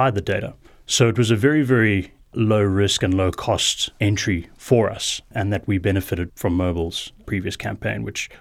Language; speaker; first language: English; native; English